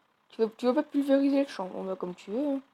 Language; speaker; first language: French; native; French